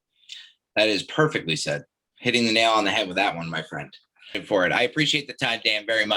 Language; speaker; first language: English; native; English